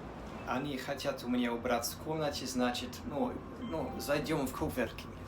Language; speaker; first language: Russian; non-native, fluent; English